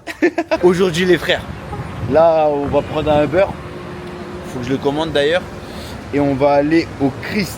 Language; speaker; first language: French; native; French